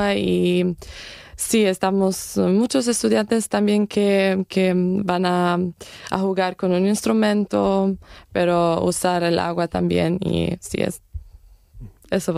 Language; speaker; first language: Spanish; non-native, fluent; German